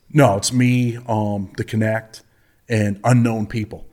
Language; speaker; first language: English; native; English